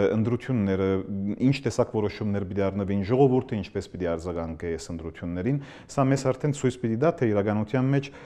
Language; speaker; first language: Armenian; early bilingual, heritage; Armenian